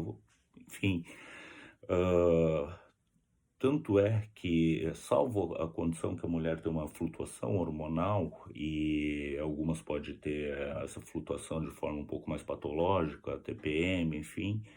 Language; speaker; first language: Portuguese; native; Portuguese